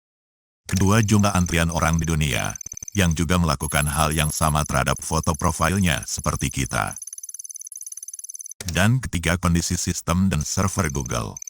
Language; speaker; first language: Indonesian; native; Indonesian